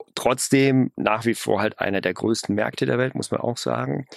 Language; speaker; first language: German; native; German